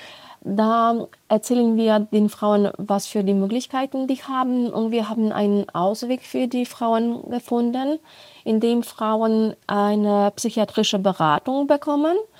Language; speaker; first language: German; non-native, fluent; Polish